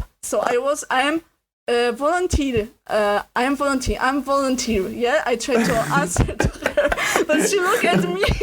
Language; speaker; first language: English; non-native, learner; Polish